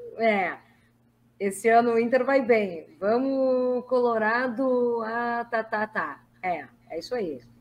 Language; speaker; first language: Portuguese; native; Portuguese